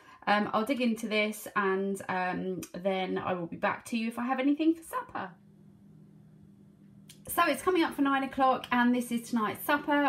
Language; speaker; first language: English; native; English